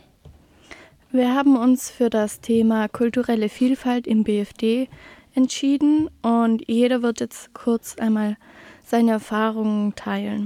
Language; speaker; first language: German; native; German